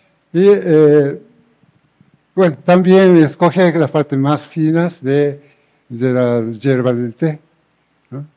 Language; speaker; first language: Spanish; non-native, fluent; Japanese